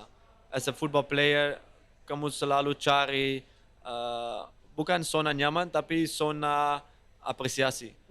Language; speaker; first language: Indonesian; non-native, fluent; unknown